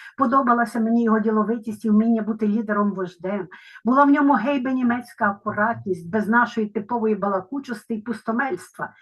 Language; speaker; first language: Ukrainian; native; Ukrainian